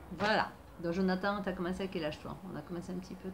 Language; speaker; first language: French; native; French